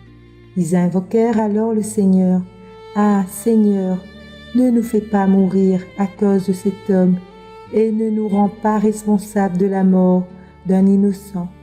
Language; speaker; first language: French; native; French